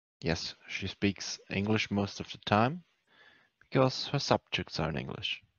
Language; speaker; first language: English; non-native, fluent; German